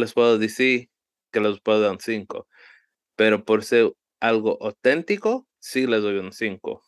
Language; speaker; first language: Spanish; early bilingual, heritage; Spanish